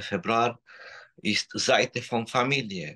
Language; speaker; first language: German; non-native, learner; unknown